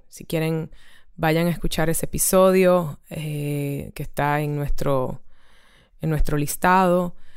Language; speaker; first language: Spanish; native; Spanish